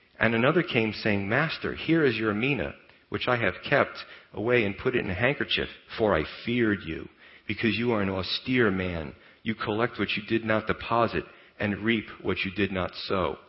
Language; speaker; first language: English; native; English